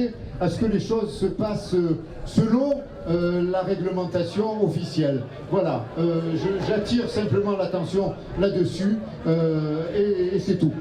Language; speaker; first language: French; native; French